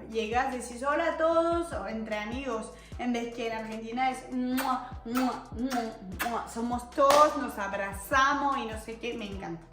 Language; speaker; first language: Spanish; non-native, fluent; French